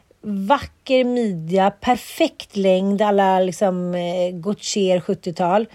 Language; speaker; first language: Swedish; native; Swedish